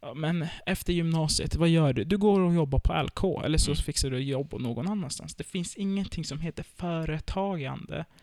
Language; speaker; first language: Swedish; early bilingual, other home language; Turkish